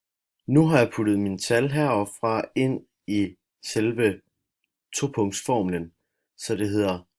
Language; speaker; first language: Danish; native; Danish